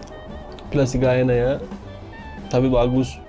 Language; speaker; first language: Indonesian; non-native, learner; Turkish